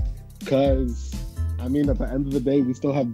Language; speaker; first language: English; native; English